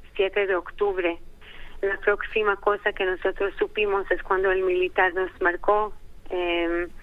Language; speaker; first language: Spanish; early bilingual, heritage; Hebrew